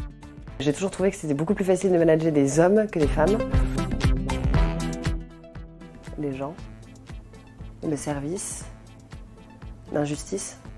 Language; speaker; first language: French; native; French